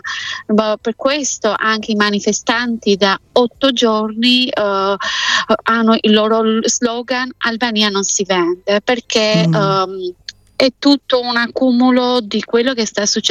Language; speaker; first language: Italian; non-native, fluent; Albanian